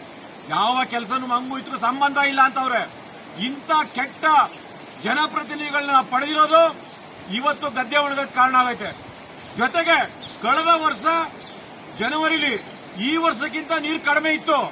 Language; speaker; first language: Kannada; native; Kannada